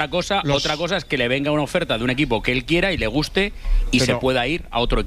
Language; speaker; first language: Spanish; native; Spanish